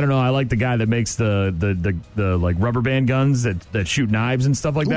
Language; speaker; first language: English; native; English